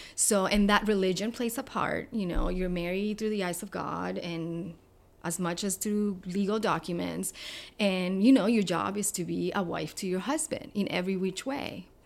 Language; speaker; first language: English; non-native, fluent; Spanish